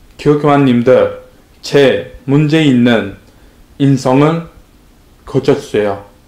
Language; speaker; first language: Korean; non-native, learner; Uzbek